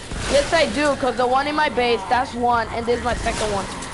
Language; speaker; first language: English; early bilingual, other home language; Spanish